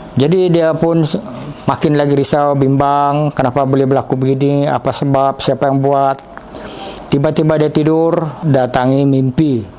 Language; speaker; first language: Malay; non-native, local second language; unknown